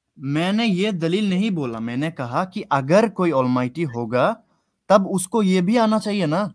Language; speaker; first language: Hindi; non-native, fluent; Bangla